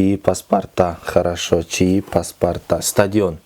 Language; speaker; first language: Russian; non-native, local second language; Kyrgyz